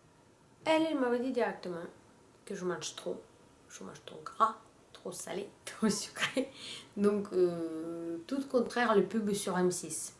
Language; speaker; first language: French; non-native, fluent; Russian